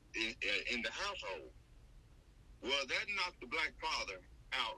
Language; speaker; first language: English; native; English